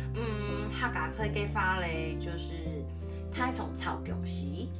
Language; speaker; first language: Chinese; native; Chinese